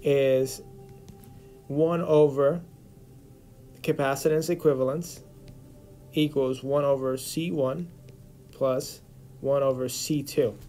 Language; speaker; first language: English; native; English